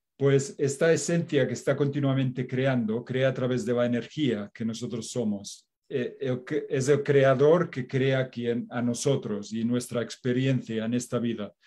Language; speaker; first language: Spanish; non-native, local second language; Catalan